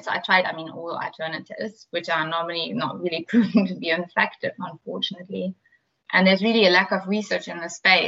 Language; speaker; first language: English; non-native, fluent; German